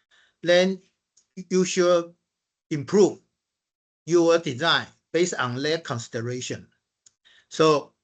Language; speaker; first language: English; non-native, fluent; Chinese